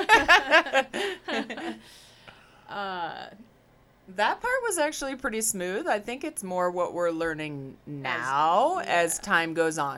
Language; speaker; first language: English; native; English